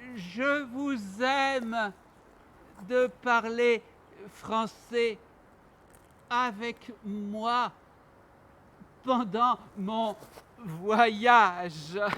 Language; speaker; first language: French; non-native, learner; Armenian